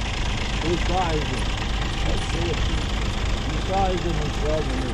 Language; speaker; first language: German; non-native, learner; Turkish